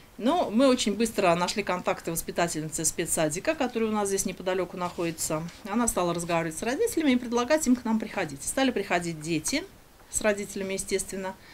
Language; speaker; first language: Russian; native; Russian